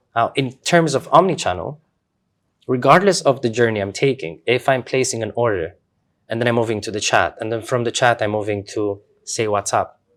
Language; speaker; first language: English; non-native, fluent; Romanian